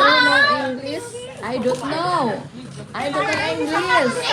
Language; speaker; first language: English; non-native, learner; Indonesian